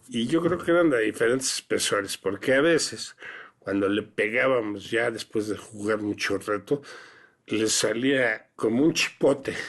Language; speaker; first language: Spanish; early bilingual, other home language; French